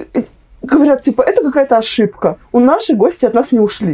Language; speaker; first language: Russian; native; Russian